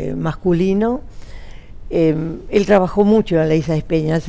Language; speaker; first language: Spanish; native; Spanish